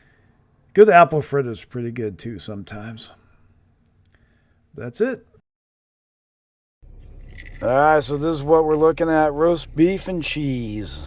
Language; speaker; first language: English; native; English